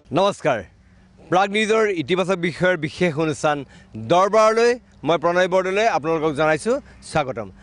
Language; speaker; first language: Assamese; native; Assamese